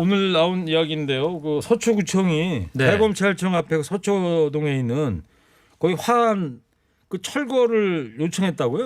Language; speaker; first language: Korean; native; Korean